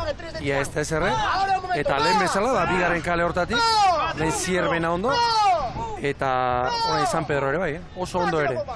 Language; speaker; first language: Basque; native; Basque